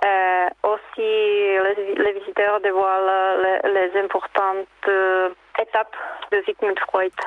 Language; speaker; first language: French; non-native, learner; Czech